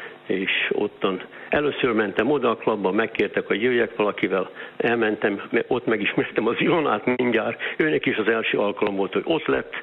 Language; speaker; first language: Hungarian; early bilingual, heritage; Hungarian